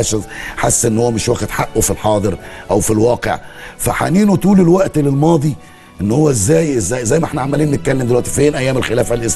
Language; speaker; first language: Arabic; native; Arabic